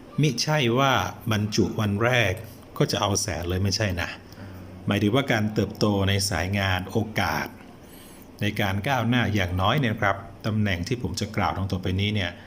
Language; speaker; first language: Thai; native; Thai